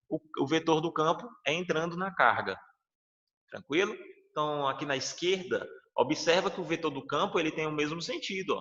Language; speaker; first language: Portuguese; native; Portuguese